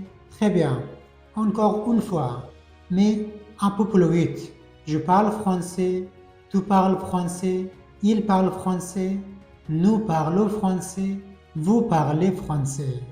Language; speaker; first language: French; non-native, fluent; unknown